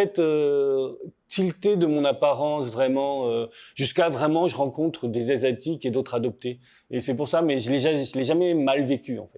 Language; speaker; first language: French; native; French